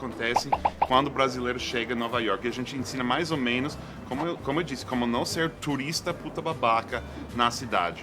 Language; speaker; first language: Portuguese; non-native, fluent; English